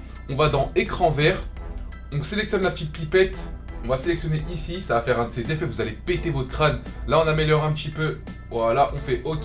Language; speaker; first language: French; native; French